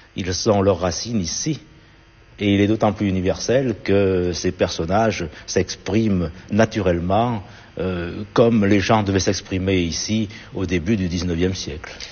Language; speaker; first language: French; native; French